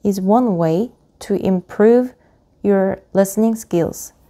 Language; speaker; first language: English; non-native, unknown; Korean